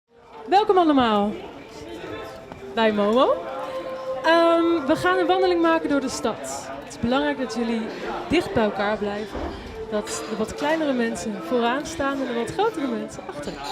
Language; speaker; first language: Dutch; native; Dutch